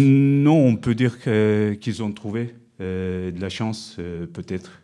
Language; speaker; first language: French; non-native, fluent; Turkish